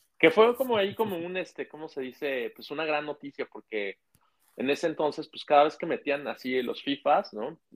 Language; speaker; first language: Spanish; native; Spanish